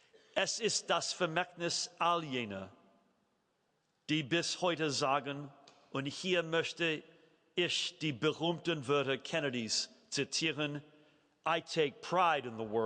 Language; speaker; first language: German; non-native, fluent; English